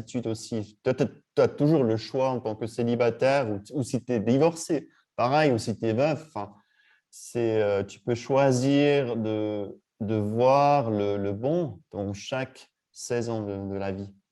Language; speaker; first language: French; native; French